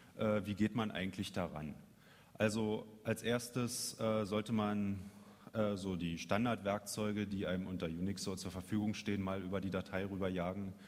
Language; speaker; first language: German; native; German